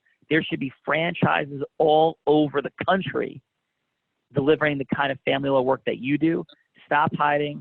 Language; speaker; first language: English; native; English